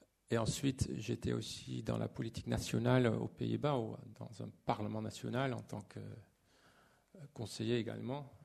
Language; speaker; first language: French; non-native, fluent; Dutch